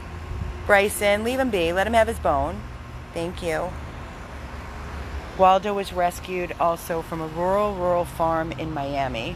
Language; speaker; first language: English; native; English